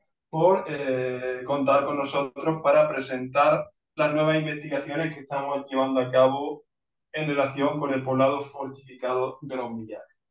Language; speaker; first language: Spanish; native; Spanish